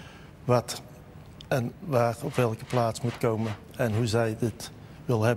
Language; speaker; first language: Dutch; native; Dutch